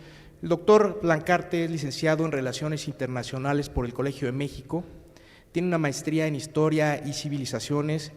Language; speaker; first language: Spanish; native; Spanish